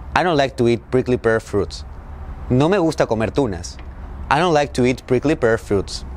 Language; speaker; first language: English; non-native, fluent; Spanish